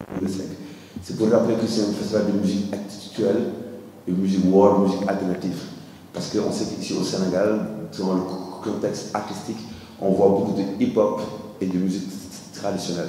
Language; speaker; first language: French; non-native, local second language; Wolof